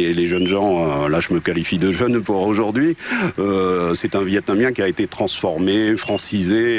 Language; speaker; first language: French; native; French